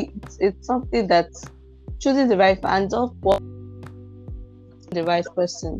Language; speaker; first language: English; non-native, local second language; Igbo